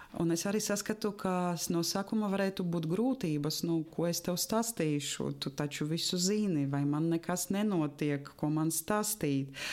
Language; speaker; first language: Latvian; non-native, local second language; Russian